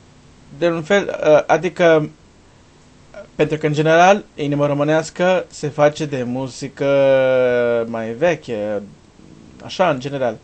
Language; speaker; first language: Romanian; non-native, learner; Portuguese